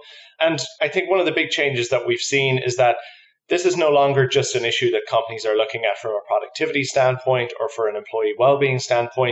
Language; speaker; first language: English; native; English